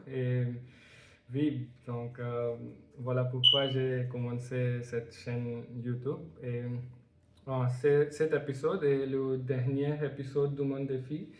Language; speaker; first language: French; non-native, learner; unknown